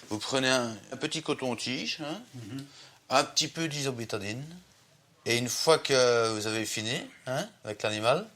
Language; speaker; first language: French; native; French